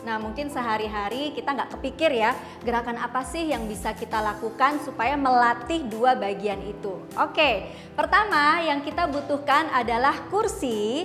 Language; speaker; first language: Indonesian; native; Indonesian